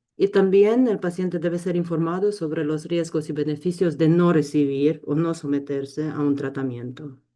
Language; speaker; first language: Spanish; non-native, fluent; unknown